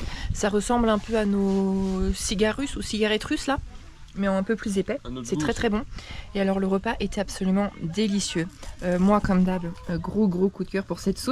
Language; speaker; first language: French; native; French